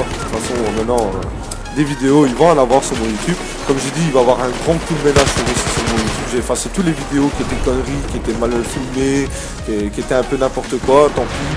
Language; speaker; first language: French; native; French